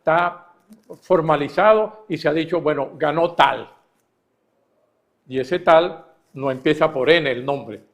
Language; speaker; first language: Spanish; native; Spanish